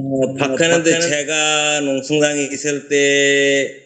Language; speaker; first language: Korean; non-native, learner; Bangla